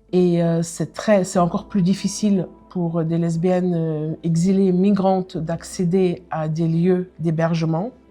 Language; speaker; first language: French; native; French